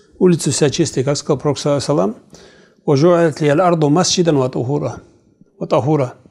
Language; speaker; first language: Russian; non-native, fluent; Kumyk